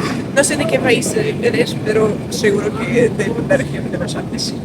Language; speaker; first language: Spanish; non-native, fluent; Russian